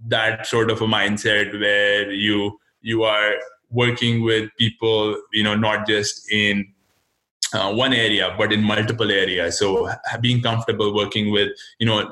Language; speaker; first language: English; non-native, local second language; Hindi